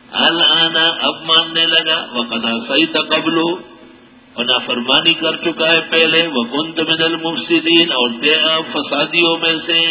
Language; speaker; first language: Urdu; non-native, local second language; Pashto